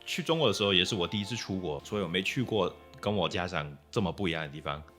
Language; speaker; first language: Chinese; non-native, fluent; English